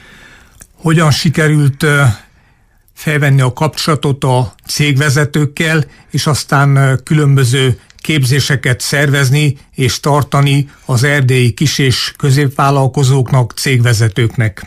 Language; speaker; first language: Hungarian; native; Hungarian